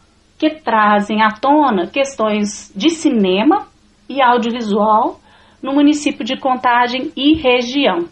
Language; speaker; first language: Portuguese; native; Portuguese